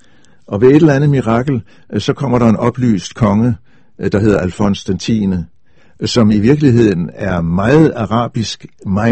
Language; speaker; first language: Danish; native; Danish